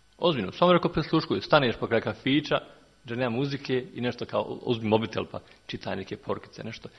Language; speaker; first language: Serbian; native; Serbian